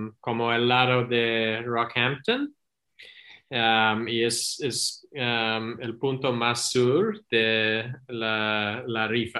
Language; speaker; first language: Spanish; non-native, learner; English